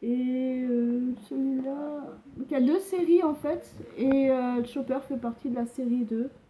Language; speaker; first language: French; native; French